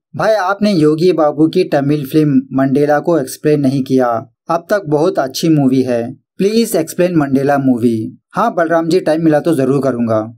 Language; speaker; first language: Hindi; non-native, local second language; Urdu